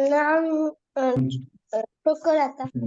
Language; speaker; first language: Arabic; non-native, learner; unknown